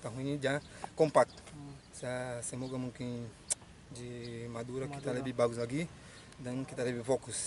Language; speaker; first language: Indonesian; non-native, fluent; Portuguese